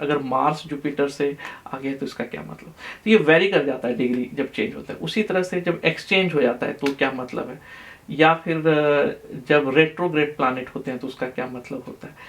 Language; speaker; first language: Hindi; native; Hindi